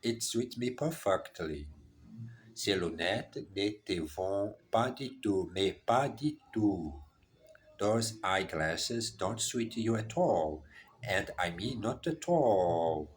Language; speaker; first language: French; non-native, learner; German